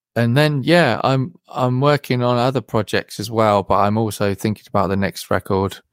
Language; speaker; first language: English; native; English